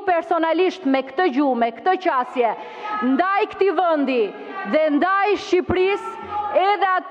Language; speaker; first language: Albanian; native; Albanian